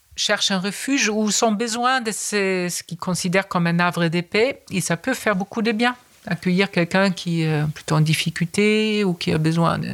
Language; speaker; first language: French; non-native, fluent; German